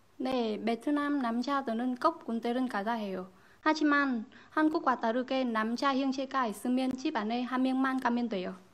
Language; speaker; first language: Korean; non-native, learner; Vietnamese